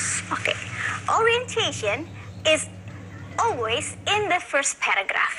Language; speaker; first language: English; non-native, fluent; Indonesian